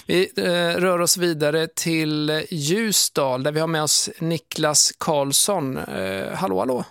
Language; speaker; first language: Swedish; native; Swedish